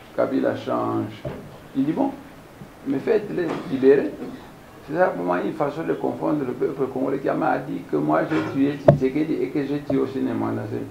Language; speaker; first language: French; non-native, local second language; Kongo